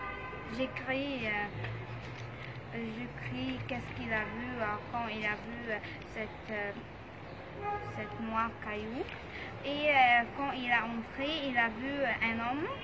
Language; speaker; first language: French; non-native, learner; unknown